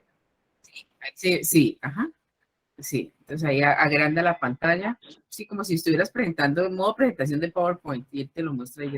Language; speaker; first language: Spanish; native; Spanish